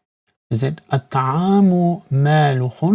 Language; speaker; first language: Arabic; non-native, fluent; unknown